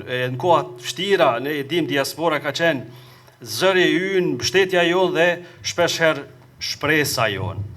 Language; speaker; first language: Albanian; native; Albanian